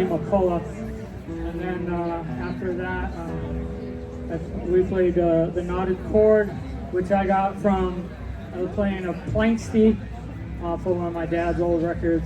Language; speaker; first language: English; native; English